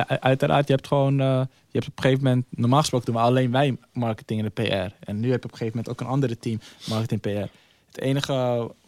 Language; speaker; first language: Dutch; early bilingual, other home language; Somali